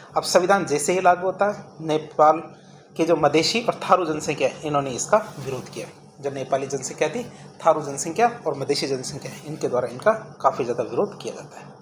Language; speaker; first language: Hindi; native; Hindi